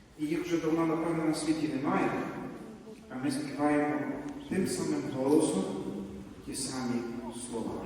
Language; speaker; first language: Ukrainian; native; Ukrainian